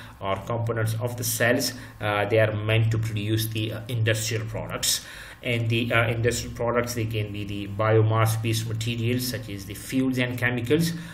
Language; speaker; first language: English; non-native, local second language; Urdu